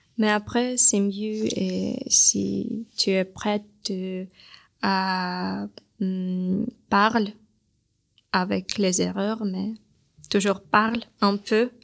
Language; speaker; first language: French; non-native, learner; Russian